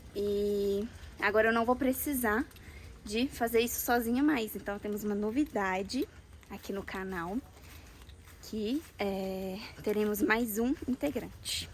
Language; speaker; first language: Portuguese; native; Portuguese